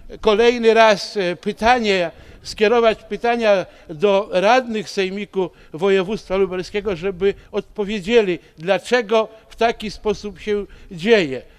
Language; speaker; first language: Polish; native; Polish